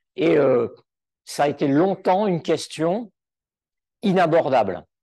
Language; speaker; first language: French; native; French